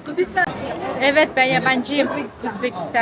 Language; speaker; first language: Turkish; non-native, learner; Uzbek